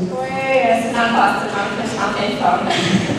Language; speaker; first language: French; native; French